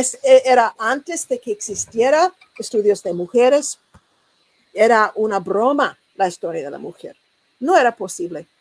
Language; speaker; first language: Spanish; non-native, learner; English